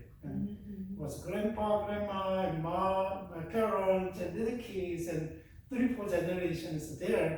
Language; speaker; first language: English; non-native, fluent; Korean